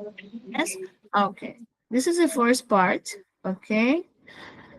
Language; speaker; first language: English; non-native, fluent; Spanish